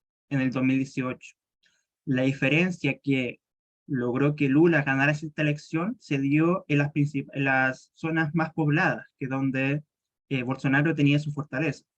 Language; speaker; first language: Spanish; native; Spanish